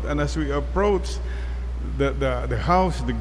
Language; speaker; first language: English; non-native, local second language; Iloko